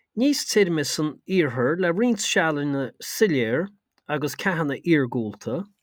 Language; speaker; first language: Irish; native; Irish